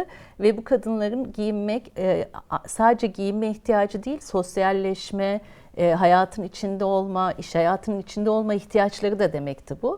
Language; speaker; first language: Turkish; native; Turkish